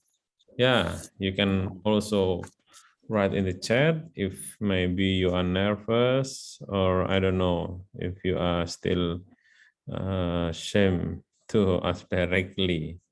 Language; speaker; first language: English; non-native, learner; Indonesian